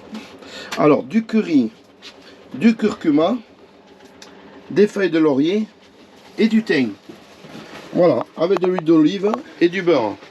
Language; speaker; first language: French; native; French